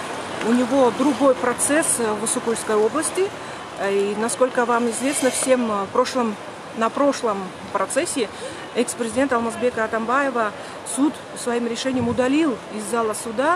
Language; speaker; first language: Russian; native; Russian